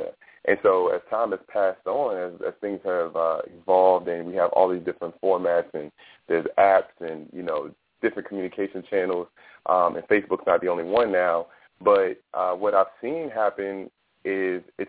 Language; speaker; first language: English; native; English